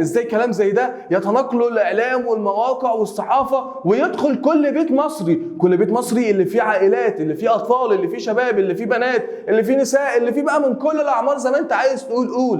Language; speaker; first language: Arabic; native; Arabic